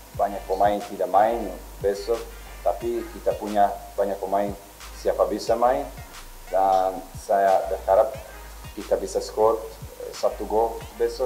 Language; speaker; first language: Indonesian; non-native, learner; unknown